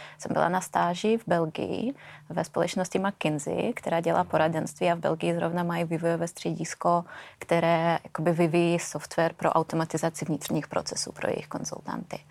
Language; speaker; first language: Czech; non-native, fluent; Russian